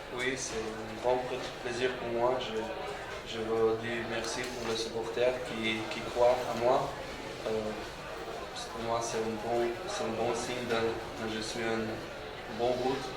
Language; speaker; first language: French; non-native, learner; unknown